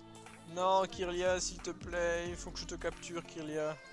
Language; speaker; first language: French; native; French